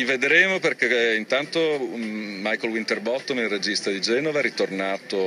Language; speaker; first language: Italian; native; Italian